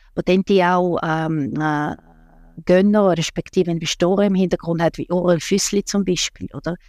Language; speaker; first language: German; non-native, fluent; Russian